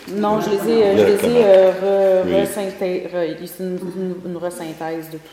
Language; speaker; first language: French; native; French